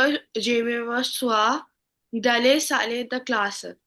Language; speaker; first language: French; non-native, learner; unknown